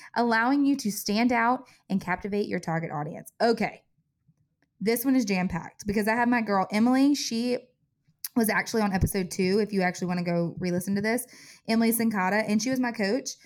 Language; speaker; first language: English; native; English